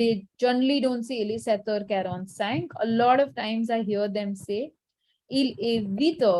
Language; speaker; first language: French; non-native, fluent; Hindi